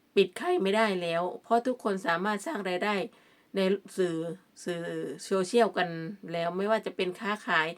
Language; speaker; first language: Thai; native; Thai